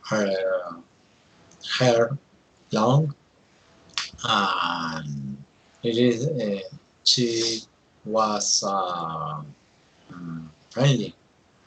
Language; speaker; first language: English; non-native, learner; Spanish